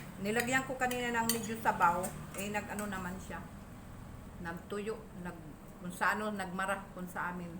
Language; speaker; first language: Filipino; native; Filipino